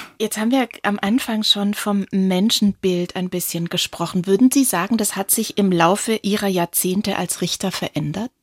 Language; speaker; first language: German; native; German